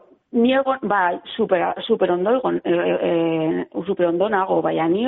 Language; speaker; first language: Basque; non-native, local second language; Spanish